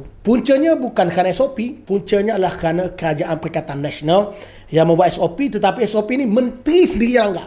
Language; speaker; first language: Malay; native; Malay